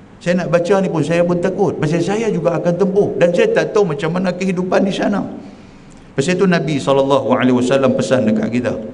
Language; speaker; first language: Malay; native; Malay